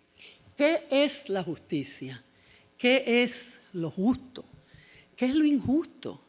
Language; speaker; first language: Spanish; native; Spanish